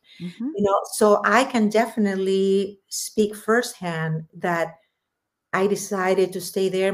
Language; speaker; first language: English; non-native, fluent; Spanish